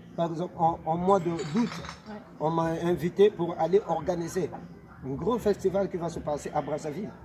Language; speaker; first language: French; non-native, local second language; Lingala